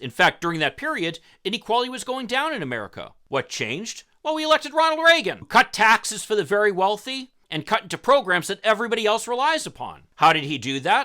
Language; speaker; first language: English; native; English